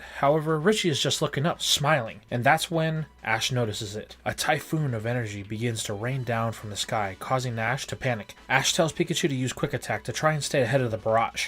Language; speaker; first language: English; native; English